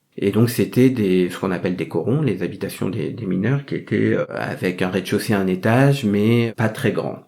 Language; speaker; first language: French; early bilingual, other home language; Vietnamese